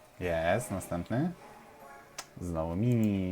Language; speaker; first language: Polish; non-native, fluent; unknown